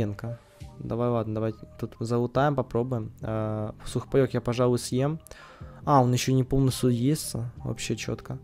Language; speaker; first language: Russian; native; Russian